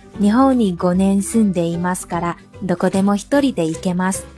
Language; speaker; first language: Japanese; non-native, fluent; Chinese